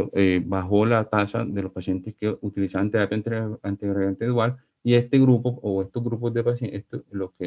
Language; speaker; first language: Spanish; native; Spanish